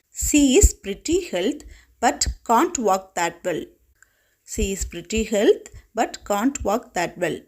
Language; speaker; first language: English; non-native, local second language; Tamil